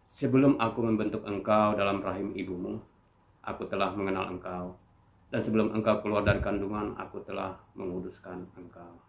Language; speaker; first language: Indonesian; non-native, local second language; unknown